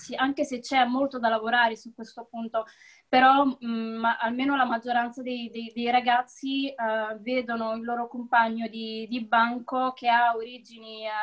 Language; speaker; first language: Italian; early bilingual, other home language; Arabic